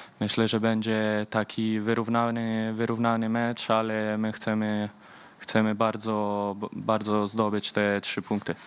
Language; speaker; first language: Polish; early bilingual, heritage; Polish